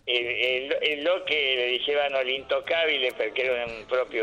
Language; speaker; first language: Italian; non-native, fluent; Spanish